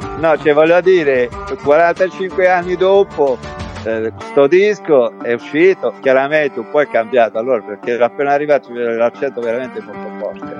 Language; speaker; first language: Italian; non-native, local second language; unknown